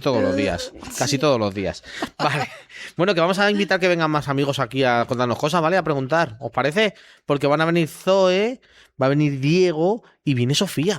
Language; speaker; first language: Spanish; native; Spanish